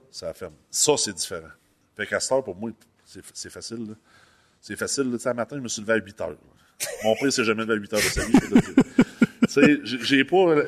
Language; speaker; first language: French; native; French